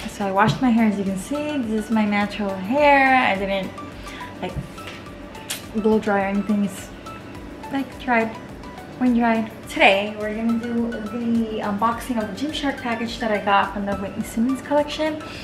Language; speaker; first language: English; early bilingual, other home language; Spanish